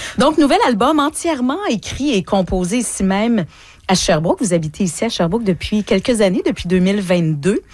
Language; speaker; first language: French; native; French